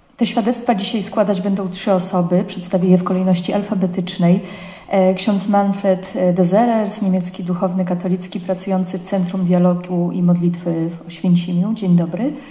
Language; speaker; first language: Polish; native; Polish